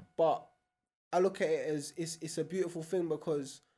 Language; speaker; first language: English; native; English